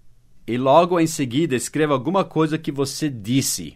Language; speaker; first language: Portuguese; non-native, fluent; English